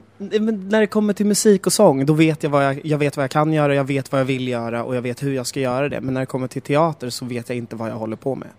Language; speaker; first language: Swedish; native; Swedish